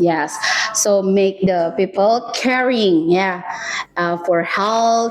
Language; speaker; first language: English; non-native, learner; Indonesian